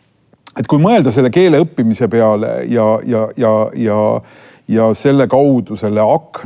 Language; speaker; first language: Estonian; native; Estonian